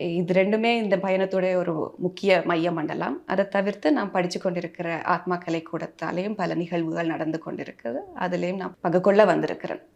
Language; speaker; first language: Tamil; early bilingual, heritage; Tamil